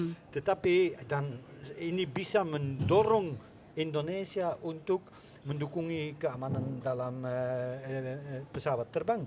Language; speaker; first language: Indonesian; non-native, fluent; Dutch